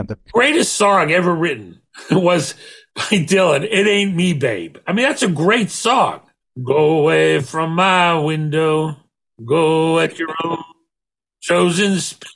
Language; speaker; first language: English; native; English